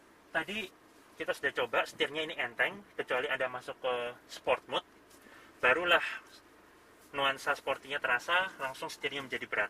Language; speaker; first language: Indonesian; native; Indonesian